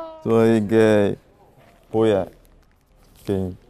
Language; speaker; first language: Chinese; non-native, fluent; Russian